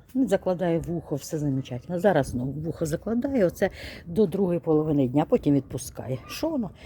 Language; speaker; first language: Ukrainian; native; Ukrainian